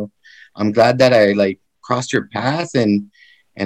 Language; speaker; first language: English; native; English